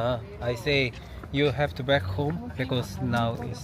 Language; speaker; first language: English; non-native, learner; Korean